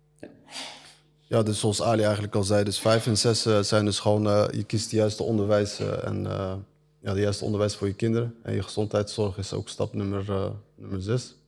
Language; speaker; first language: Dutch; early bilingual, other home language; Arabic